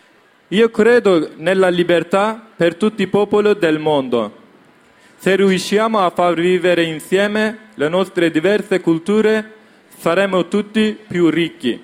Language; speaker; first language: Italian; non-native, learner; Kurdish